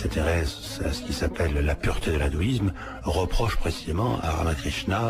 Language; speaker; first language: French; native; French